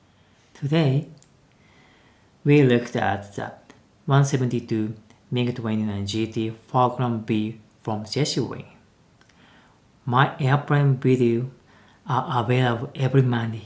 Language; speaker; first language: English; non-native, learner; Japanese